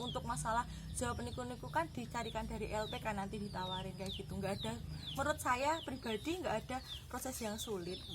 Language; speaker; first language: Indonesian; non-native, local second language; Javanese